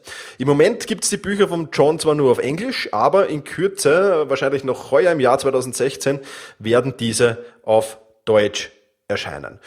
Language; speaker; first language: German; native; German